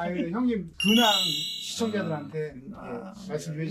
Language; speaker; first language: Korean; native; Korean